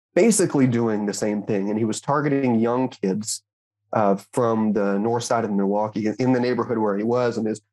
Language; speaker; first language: English; native; English